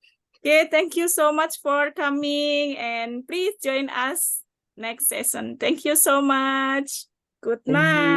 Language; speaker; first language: English; non-native, learner; Indonesian